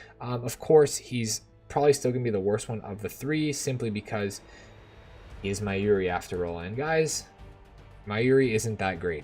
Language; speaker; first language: English; native; English